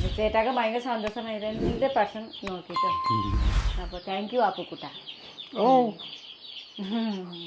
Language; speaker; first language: Malayalam; non-native, learner; Nepali